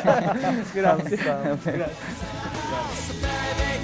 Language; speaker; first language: Italian; native; Italian